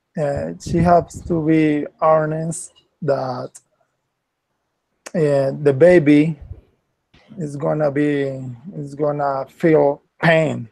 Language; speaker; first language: English; non-native, learner; Spanish